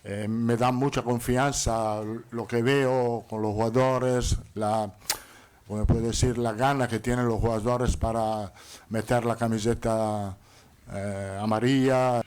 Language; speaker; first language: Spanish; non-native, fluent; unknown